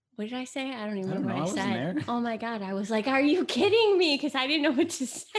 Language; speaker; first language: English; early bilingual, other home language; Italian